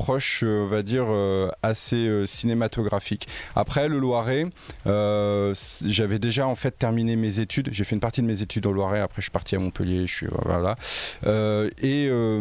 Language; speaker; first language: French; native; French